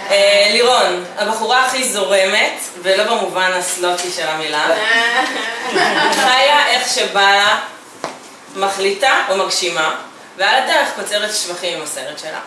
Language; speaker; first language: Hebrew; native; Hebrew